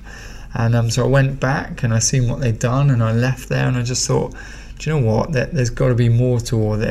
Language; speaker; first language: English; native; English